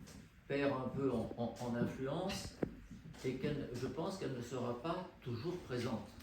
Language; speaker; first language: French; native; French